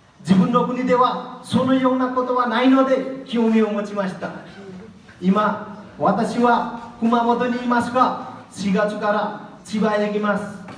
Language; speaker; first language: Japanese; non-native, learner; Nepali